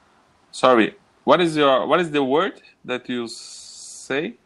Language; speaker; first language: English; non-native, learner; Portuguese